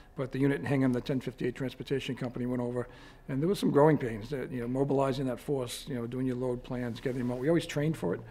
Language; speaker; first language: English; native; English